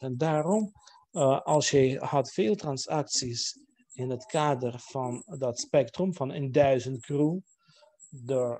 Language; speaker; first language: Dutch; non-native, fluent; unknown